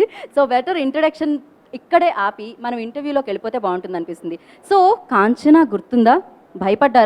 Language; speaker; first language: Telugu; native; Telugu